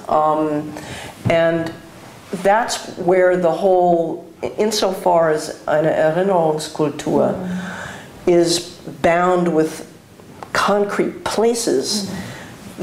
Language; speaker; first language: English; native; English